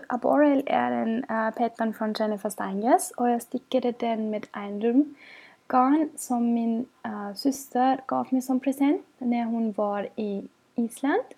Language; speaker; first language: Swedish; non-native, fluent; German